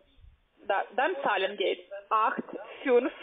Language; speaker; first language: German; non-native, learner; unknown